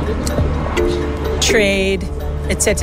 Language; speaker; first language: French; non-native, learner; English